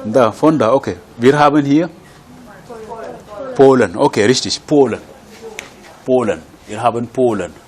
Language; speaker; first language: German; non-native, fluent; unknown